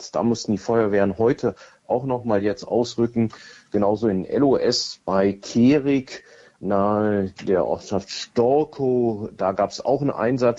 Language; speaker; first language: German; native; German